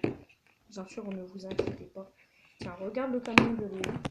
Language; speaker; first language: French; native; French